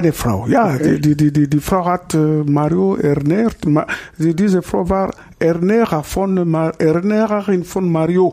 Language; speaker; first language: German; non-native, learner; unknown